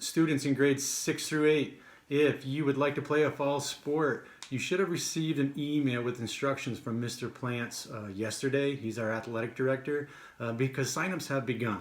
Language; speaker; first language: English; native; English